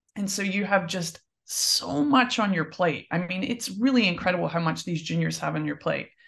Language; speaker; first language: English; native; English